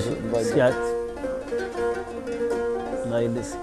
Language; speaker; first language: Arabic; native; Arabic